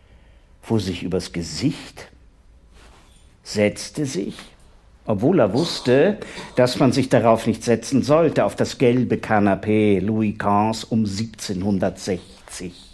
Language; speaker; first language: German; native; German